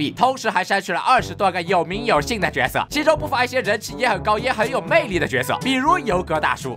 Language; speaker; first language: Chinese; native; Chinese